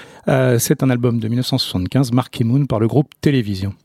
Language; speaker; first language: French; native; French